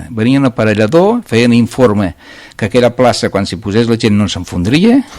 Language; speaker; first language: Catalan; native; Catalan